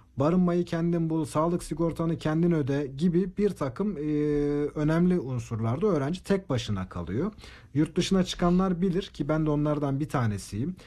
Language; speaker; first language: Turkish; native; Turkish